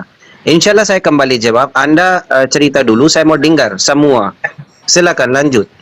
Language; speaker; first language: Indonesian; non-native, learner; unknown